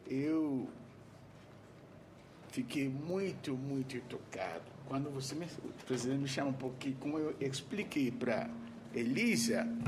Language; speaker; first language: Portuguese; non-native, fluent; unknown